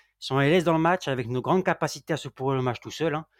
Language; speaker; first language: French; native; French